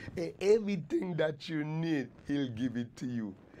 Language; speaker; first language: English; non-native, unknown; Haitian Creole